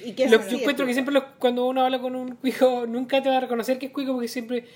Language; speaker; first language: Spanish; native; Spanish